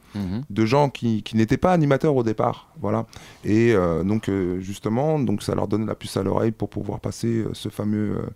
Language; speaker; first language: French; native; French